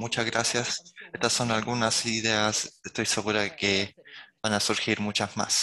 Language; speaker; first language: Spanish; non-native, fluent; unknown